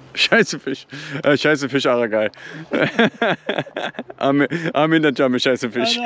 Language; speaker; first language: German; native; German